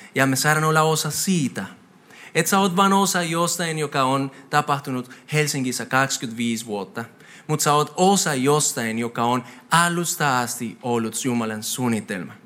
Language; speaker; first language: Finnish; non-native, fluent; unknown